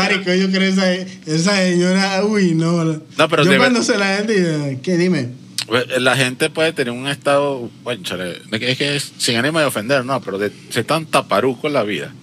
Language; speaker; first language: Spanish; native; Spanish